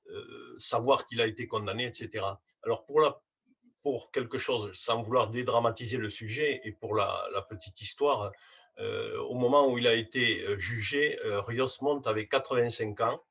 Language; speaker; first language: French; native; French